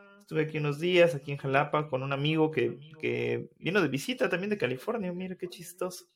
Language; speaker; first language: Spanish; native; Spanish